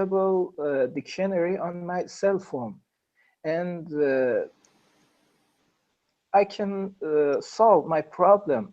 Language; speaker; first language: English; non-native, learner; Persian